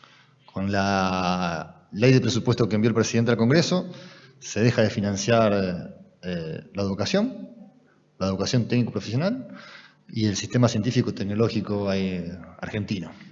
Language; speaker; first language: Spanish; native; Spanish